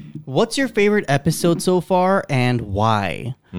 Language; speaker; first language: English; early bilingual, other home language; Korean